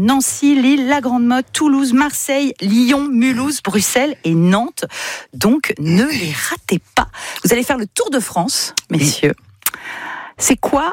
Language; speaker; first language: French; native; French